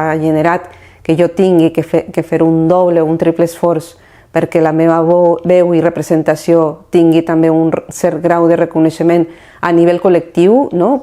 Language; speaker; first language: Catalan; non-native, fluent; Spanish